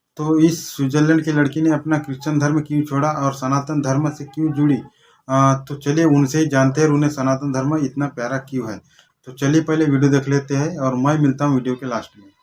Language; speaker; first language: Hindi; native; Hindi